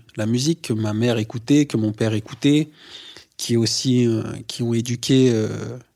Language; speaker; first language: French; native; French